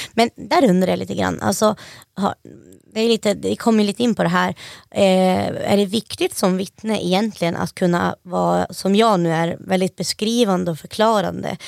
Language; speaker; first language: Swedish; native; Swedish